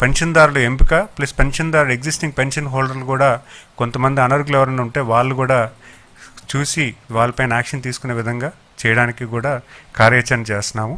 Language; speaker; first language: Telugu; native; Telugu